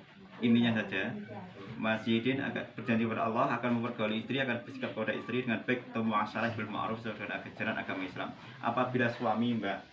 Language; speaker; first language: Indonesian; native; Indonesian